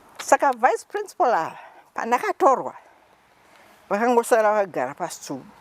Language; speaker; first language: Shona; native; Shona